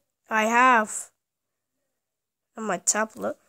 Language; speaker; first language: English; native; English